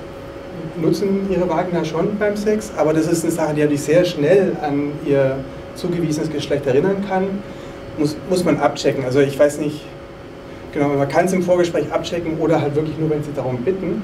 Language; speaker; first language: German; native; German